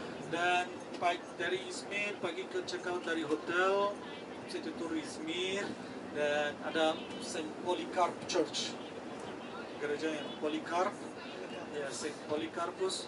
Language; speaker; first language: Indonesian; non-native, fluent; Turkish